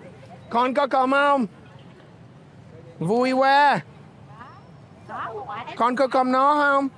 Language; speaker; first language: Vietnamese; non-native, fluent; English